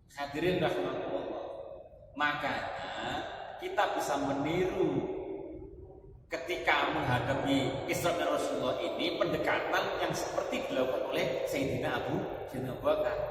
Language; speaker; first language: Indonesian; non-native, local second language; Javanese